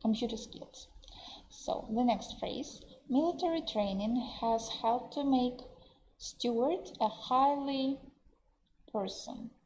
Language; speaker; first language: English; non-native, fluent; Russian